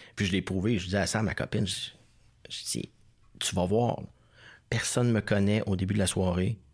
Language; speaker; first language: French; native; French